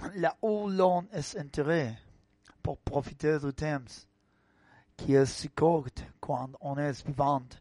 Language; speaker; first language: French; non-native, learner; Spanish